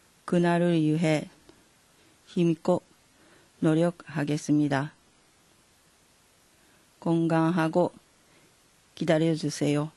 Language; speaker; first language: Korean; non-native, fluent; Japanese